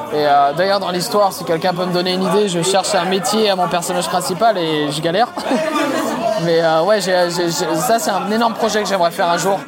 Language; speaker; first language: French; native; French